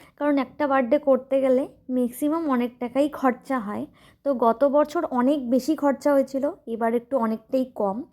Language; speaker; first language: Bangla; native; Bangla